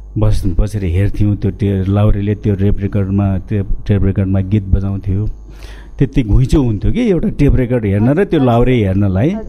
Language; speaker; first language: Nepali; native; Nepali